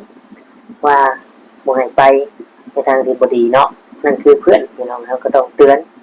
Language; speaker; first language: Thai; non-native, local second language; Lao